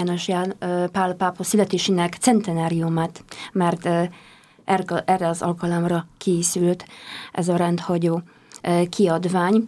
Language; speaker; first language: Hungarian; non-native, fluent; Polish